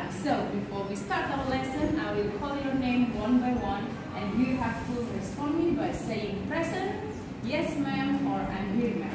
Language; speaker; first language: English; non-native, fluent; Indonesian